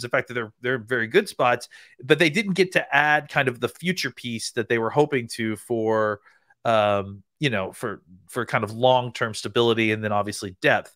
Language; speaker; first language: English; native; English